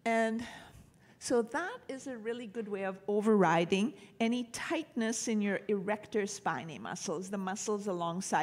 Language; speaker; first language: English; native; English